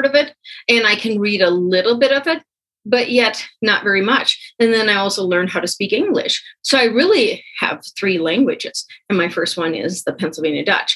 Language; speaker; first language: English; early bilingual, other home language; German